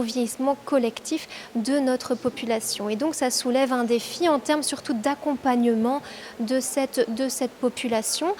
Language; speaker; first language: French; native; French